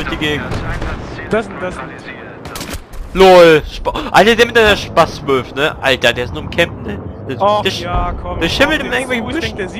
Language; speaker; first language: German; native; German